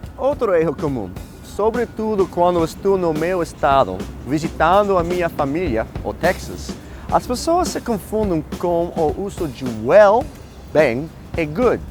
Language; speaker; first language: Portuguese; non-native, fluent; English